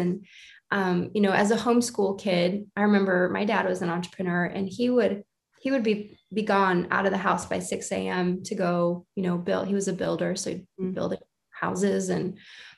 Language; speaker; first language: English; native; English